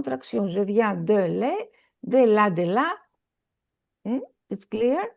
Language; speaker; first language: French; non-native, fluent; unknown